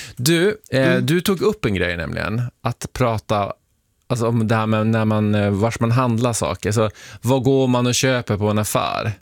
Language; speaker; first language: Swedish; native; Swedish